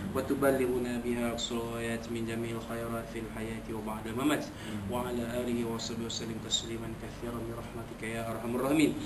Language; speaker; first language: Arabic; non-native, learner; Malay